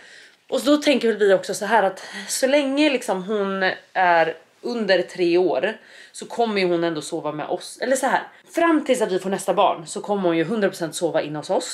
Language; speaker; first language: Swedish; native; Swedish